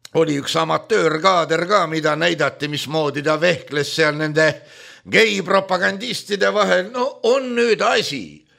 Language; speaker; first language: Estonian; native; Estonian